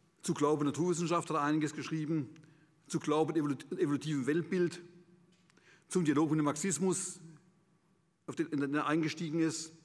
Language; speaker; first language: German; native; German